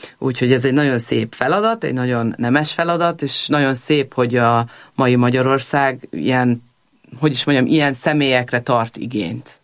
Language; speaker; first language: Hungarian; early bilingual, heritage; Hungarian